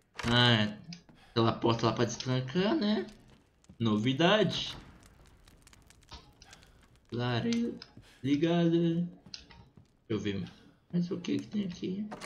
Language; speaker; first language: Portuguese; native; Portuguese